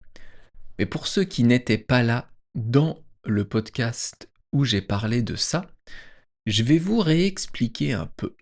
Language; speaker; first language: French; native; French